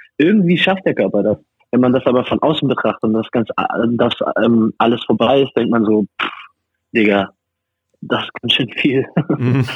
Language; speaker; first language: German; non-native, fluent; French